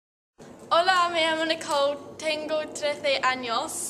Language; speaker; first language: Spanish; non-native, learner; English